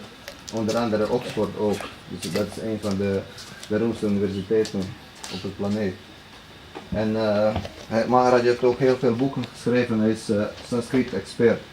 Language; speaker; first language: Dutch; non-native, fluent; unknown